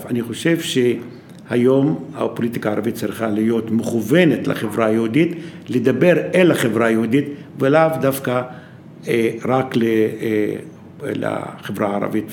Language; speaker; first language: Hebrew; non-native, local second language; Arabic